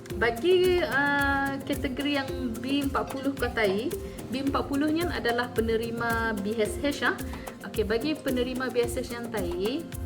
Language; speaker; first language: Malay; non-native, local second language; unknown